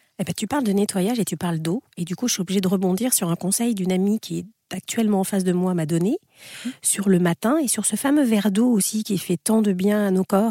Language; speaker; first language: French; native; French